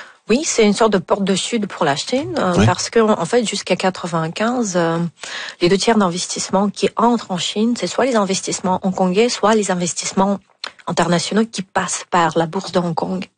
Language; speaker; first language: French; non-native, fluent; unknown